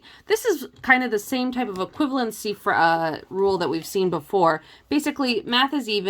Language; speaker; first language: English; native; English